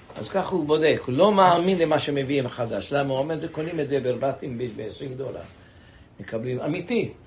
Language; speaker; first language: Hebrew; native; Hebrew